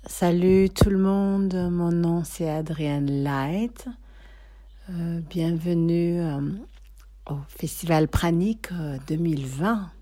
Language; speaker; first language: French; non-native, fluent; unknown